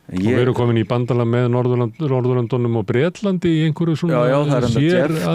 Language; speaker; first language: Icelandic; native; Icelandic